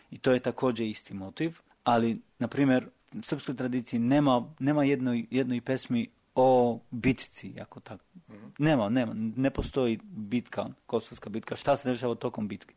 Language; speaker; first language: Serbian; non-native, fluent; Albanian